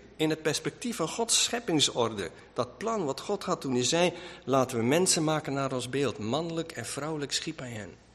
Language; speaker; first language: Dutch; non-native, local second language; Western Frisian